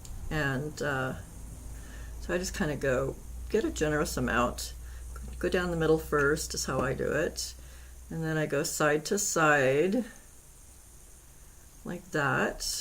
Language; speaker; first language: English; native; English